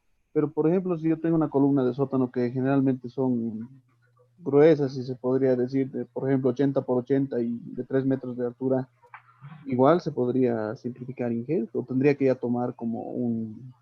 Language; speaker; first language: Spanish; native; Spanish